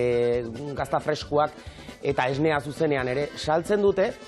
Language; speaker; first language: Basque; native; Basque